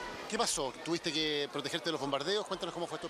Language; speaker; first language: Spanish; native; Spanish